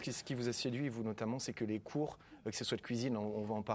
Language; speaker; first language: French; native; French